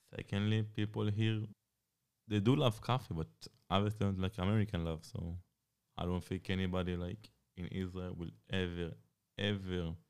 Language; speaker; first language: English; non-native, fluent; Hebrew